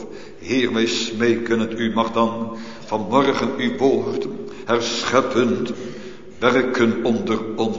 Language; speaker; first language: Dutch; native; Dutch